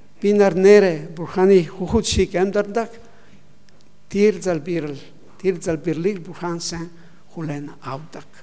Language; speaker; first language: Mongolian; non-native, learner; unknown